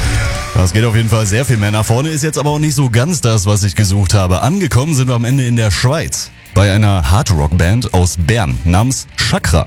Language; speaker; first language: German; native; German